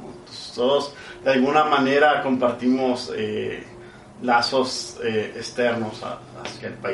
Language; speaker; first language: Spanish; native; Spanish